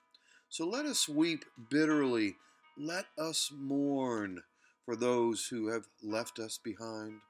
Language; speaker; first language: English; native; English